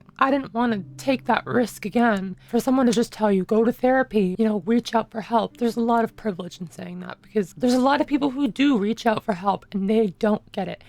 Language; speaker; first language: English; native; English